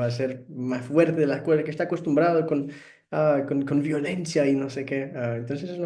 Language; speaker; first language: Spanish; non-native, fluent; Portuguese